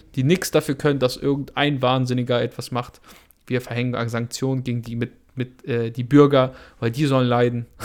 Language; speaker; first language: German; non-native, fluent; Russian